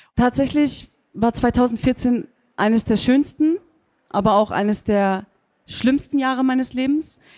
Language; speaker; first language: German; native; German